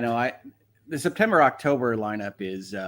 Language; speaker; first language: English; native; English